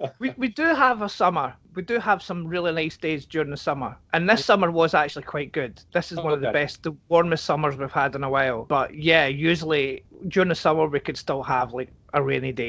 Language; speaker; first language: English; native; English